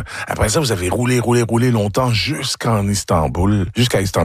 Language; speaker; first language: French; native; French